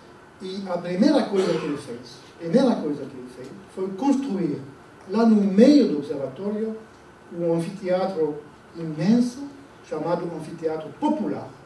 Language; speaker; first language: Portuguese; non-native, fluent; French